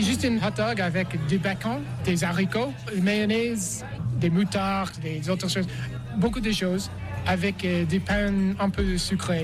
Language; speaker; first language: French; non-native, learner; English